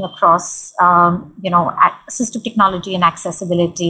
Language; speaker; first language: English; non-native, local second language; Hindi